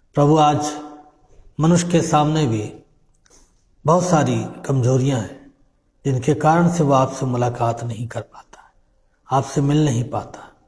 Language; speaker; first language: Hindi; native; Hindi